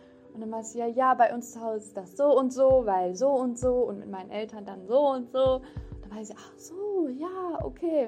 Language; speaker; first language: German; early bilingual, other home language; Turkish